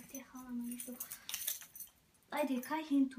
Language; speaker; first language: German; non-native, learner; Romany